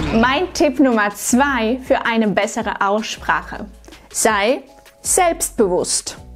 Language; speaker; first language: German; non-native, fluent; Russian